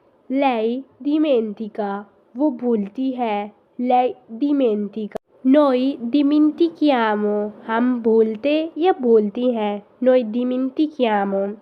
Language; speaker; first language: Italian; non-native, fluent; Urdu